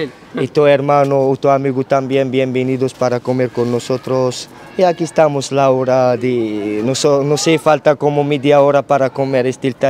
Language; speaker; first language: Spanish; non-native, learner; Arabic